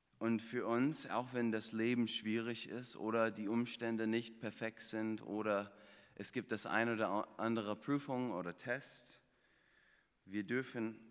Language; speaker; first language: German; non-native, fluent; English